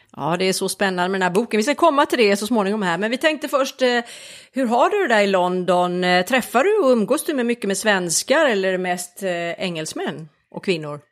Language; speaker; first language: Swedish; native; Swedish